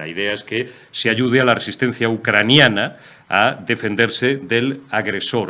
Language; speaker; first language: Spanish; native; Spanish